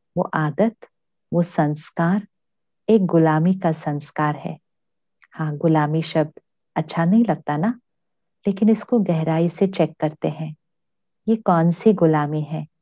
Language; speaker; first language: Hindi; native; Hindi